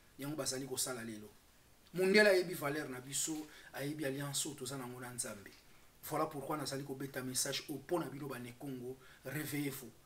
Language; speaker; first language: Lingala; non-native, local second language; Kongo